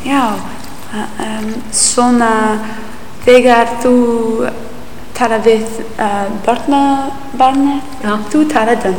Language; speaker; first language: Icelandic; non-native, learner; English